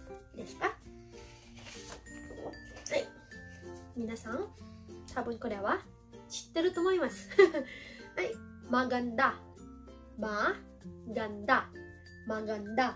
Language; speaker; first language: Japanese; non-native, fluent; Filipino